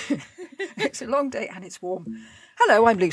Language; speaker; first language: English; native; English